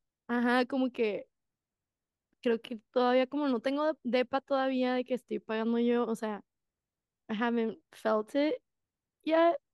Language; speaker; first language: Spanish; early bilingual, heritage; Spanish